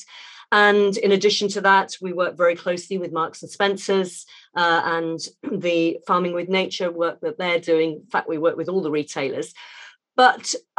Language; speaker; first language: English; native; English